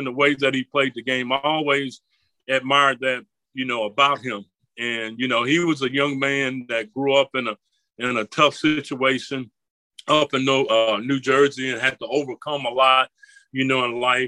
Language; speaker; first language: English; native; English